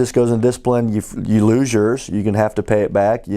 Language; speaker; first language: English; native; English